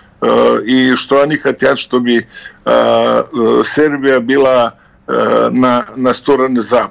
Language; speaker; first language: Russian; non-native, fluent; Serbian